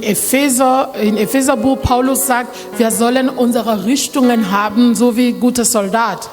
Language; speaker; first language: German; non-native, learner; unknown